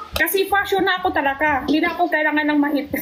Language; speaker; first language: Filipino; non-native, learner; Chinese